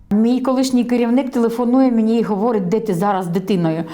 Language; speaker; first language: Ukrainian; native; Ukrainian